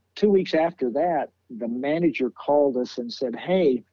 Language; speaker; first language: English; native; English